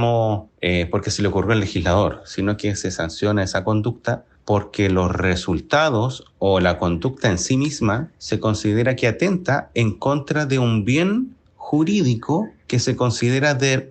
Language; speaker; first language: Spanish; native; Spanish